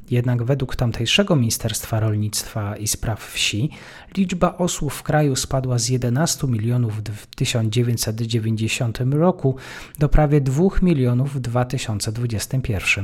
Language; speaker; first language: Polish; native; Polish